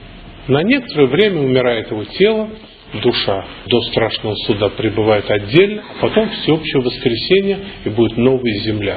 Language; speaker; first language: Russian; native; Russian